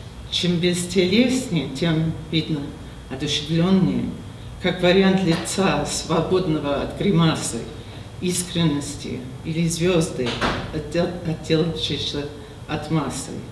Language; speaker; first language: Russian; non-native, fluent; English